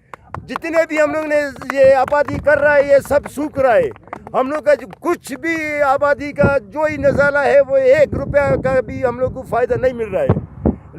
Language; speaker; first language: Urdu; non-native, local second language; Baluchi